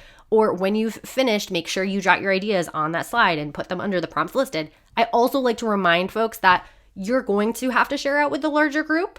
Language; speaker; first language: English; native; English